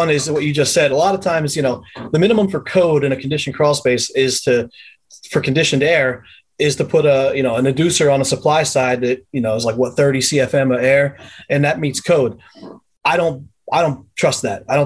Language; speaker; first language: English; native; English